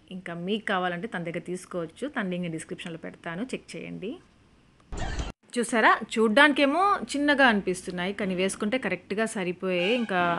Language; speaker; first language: Telugu; native; Telugu